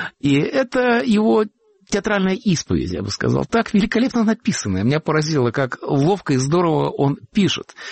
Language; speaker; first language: Russian; native; Russian